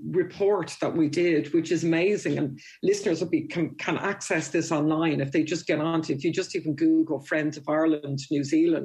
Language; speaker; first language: English; native; English